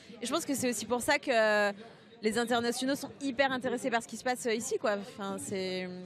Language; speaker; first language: French; native; French